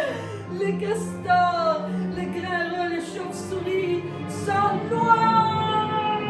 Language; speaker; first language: French; non-native, fluent; Italian